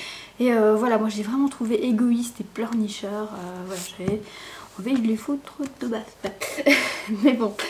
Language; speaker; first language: French; native; French